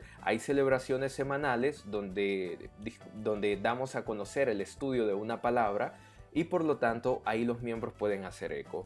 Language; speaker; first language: Spanish; native; Spanish